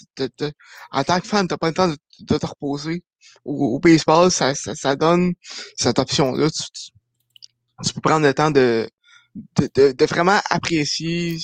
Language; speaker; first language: French; native; French